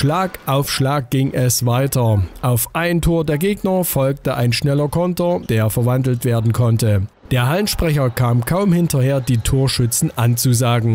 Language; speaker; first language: German; native; German